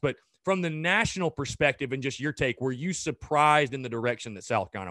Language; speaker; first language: English; native; English